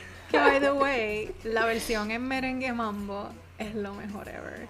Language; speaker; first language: Spanish; native; Spanish